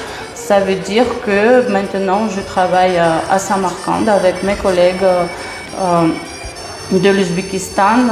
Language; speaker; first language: French; non-native, fluent; Russian